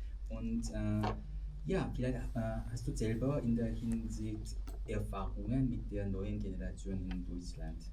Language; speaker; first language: German; non-native, fluent; Korean